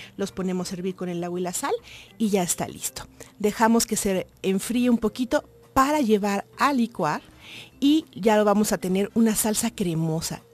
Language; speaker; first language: Spanish; native; Spanish